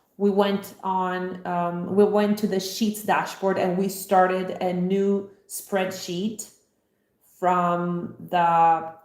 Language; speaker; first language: English; non-native, fluent; Italian